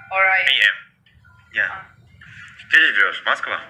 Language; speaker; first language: Russian; non-native, learner; Indonesian